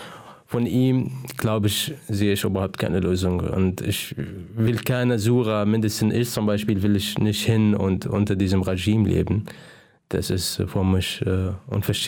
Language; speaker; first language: German; non-native, fluent; Arabic